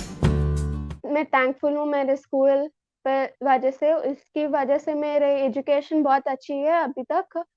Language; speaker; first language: Hindi; non-native, local second language; Telugu